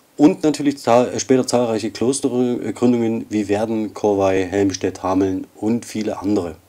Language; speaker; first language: German; native; German